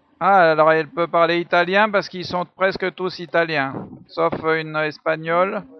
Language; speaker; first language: French; native; French